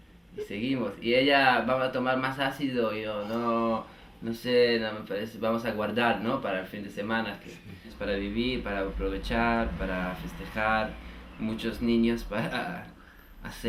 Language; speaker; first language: Spanish; non-native, fluent; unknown